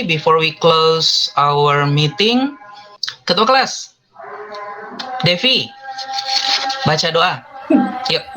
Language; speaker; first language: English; non-native, fluent; Indonesian